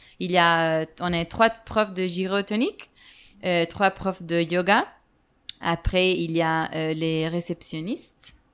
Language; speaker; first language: French; non-native, fluent; Italian